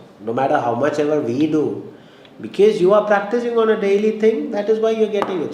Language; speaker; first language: English; non-native, local second language; Malayalam